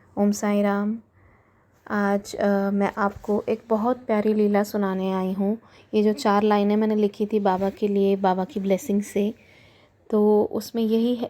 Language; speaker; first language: Hindi; native; Hindi